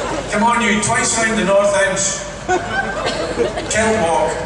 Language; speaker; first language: English; native; English